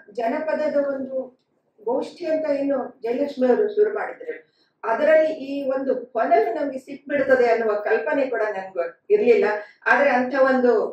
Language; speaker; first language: Kannada; native; Kannada